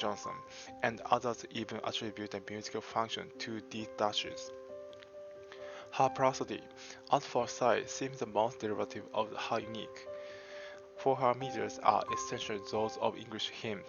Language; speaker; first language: English; non-native, fluent; Japanese